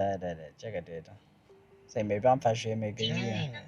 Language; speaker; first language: Chinese; non-native, learner; Amharic